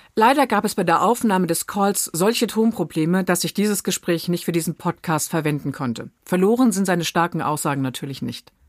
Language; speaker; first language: German; native; German